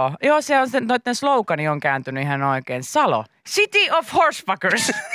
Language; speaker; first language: Finnish; native; Finnish